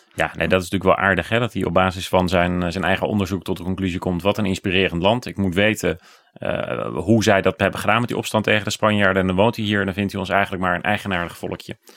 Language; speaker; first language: Dutch; native; Dutch